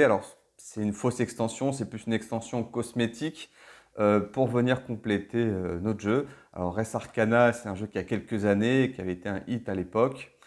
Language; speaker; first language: French; native; French